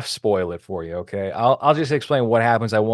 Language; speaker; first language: English; native; English